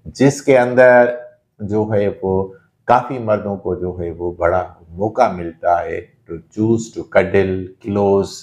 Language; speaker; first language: Urdu; non-native, local second language; Sindhi